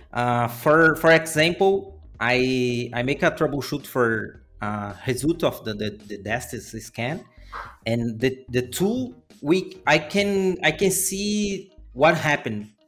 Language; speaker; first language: English; non-native, learner; Portuguese